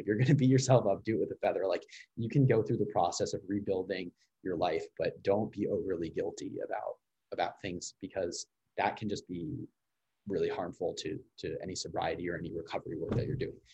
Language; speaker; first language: English; native; English